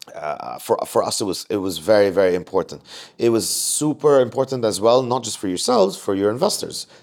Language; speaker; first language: English; non-native, fluent; Arabic